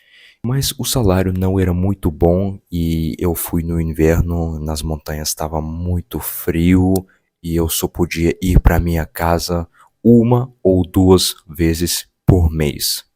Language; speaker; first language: Portuguese; non-native, fluent; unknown